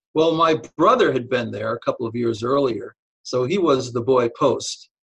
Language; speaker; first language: English; native; English